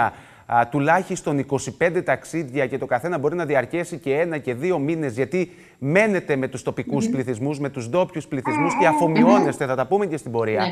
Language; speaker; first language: Greek; native; Greek